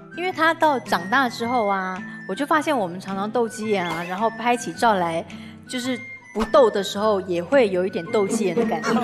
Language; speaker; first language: Chinese; native; Chinese